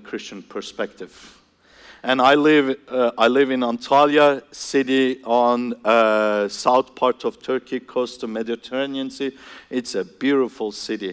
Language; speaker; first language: English; non-native, fluent; Turkish